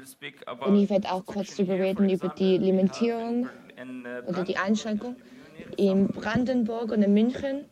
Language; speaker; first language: German; non-native, learner; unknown